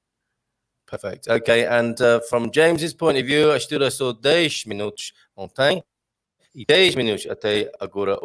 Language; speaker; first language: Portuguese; non-native, learner; English